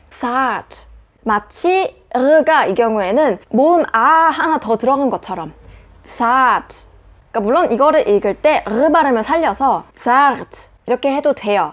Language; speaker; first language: Korean; native; Korean